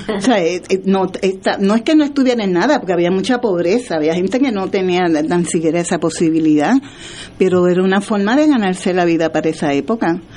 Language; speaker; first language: Spanish; native; Spanish